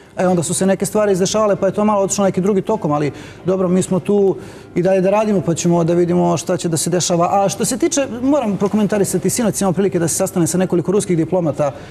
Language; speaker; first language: Serbian; native; Serbian